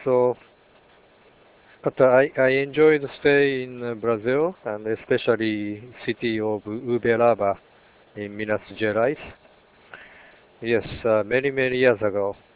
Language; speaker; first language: English; non-native, learner; Japanese